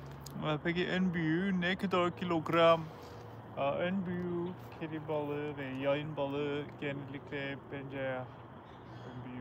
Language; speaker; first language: Turkish; non-native, learner; English